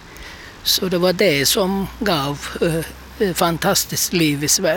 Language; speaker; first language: Swedish; non-native, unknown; Turkish